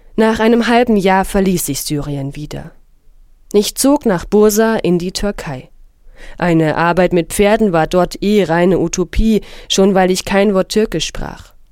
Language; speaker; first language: German; non-native, fluent; Arabic